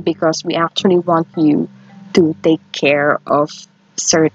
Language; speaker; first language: English; non-native, local second language; Filipino